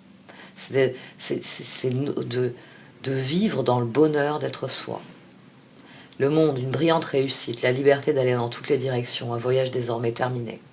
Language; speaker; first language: French; native; French